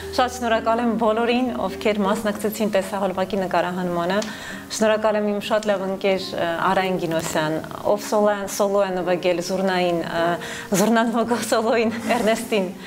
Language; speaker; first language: Armenian; early bilingual, heritage; Armenian